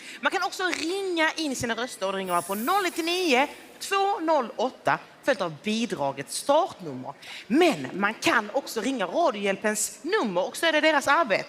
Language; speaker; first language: Swedish; native; Swedish